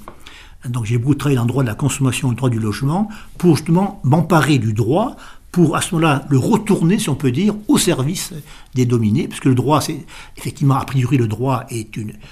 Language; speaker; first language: French; native; French